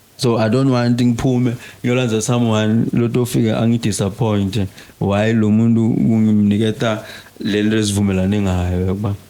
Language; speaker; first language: Zulu; non-native, local second language; Swati